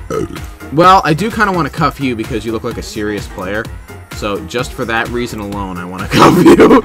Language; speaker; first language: English; native; English